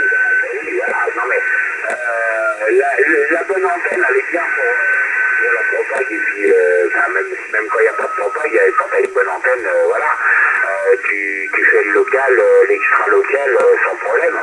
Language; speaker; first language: French; native; French